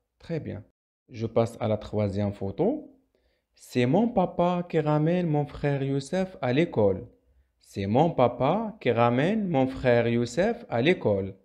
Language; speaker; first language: French; non-native, local second language; Arabic